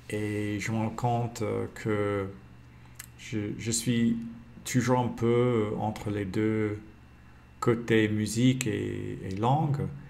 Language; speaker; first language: French; non-native, fluent; English